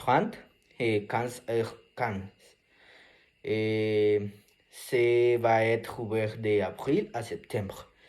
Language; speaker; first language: French; non-native, learner; Spanish